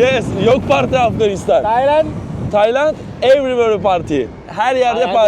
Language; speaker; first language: English; non-native, learner; Turkish